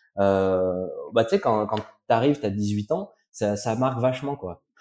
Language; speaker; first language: French; native; French